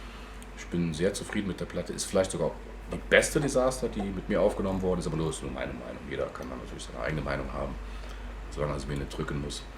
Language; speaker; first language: German; native; German